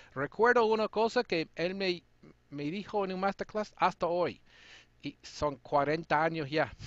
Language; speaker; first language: Spanish; non-native, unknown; English